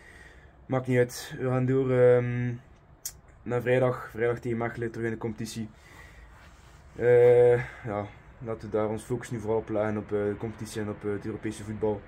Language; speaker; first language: Dutch; native; Dutch